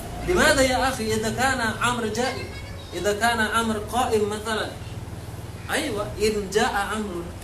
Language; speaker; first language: Arabic; non-native, fluent; Indonesian